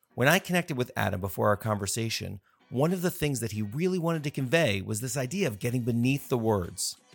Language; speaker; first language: English; native; English